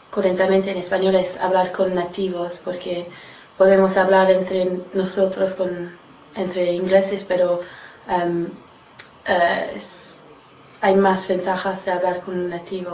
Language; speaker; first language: Spanish; non-native, learner; English